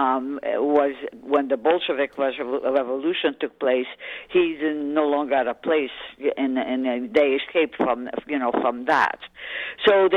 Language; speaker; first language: English; early bilingual, other home language; French